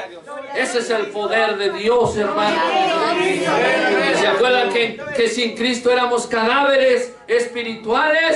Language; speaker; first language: Spanish; native; Spanish